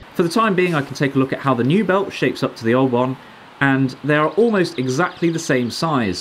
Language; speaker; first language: English; native; English